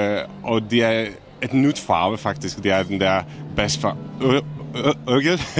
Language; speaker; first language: Danish; non-native, fluent; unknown